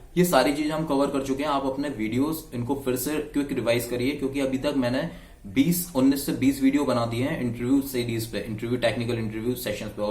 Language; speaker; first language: Hindi; native; Hindi